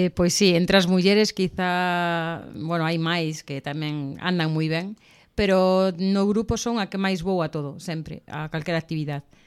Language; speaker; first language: Galician; non-native, local second language; Spanish